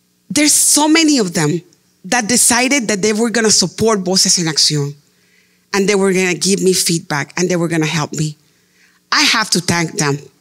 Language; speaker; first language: English; non-native, fluent; Spanish